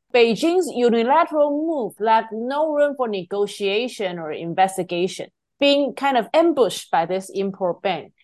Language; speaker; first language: English; non-native, fluent; Chinese